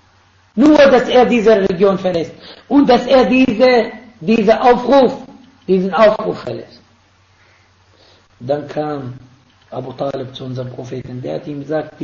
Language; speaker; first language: German; non-native, fluent; Arabic